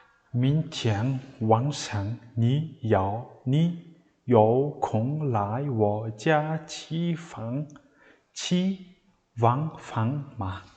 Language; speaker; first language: Chinese; non-native, fluent; Mongolian